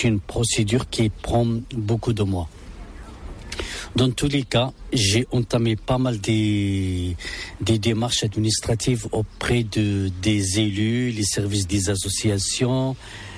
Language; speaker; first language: French; non-native, local second language; Arabic